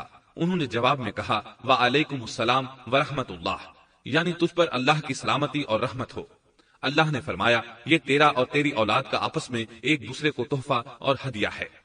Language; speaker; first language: Urdu; native; Urdu